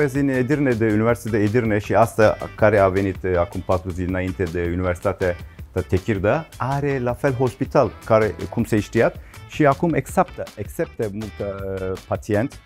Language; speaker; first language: Romanian; non-native, learner; Turkish